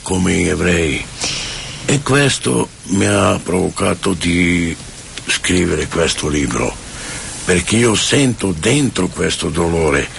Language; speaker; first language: Italian; non-native, fluent; Romany